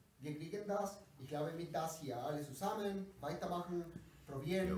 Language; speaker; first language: German; non-native, learner; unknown